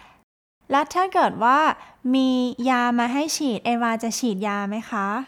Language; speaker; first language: Thai; native; Thai